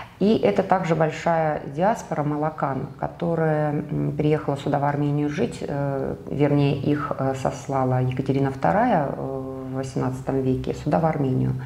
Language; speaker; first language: Russian; native; Russian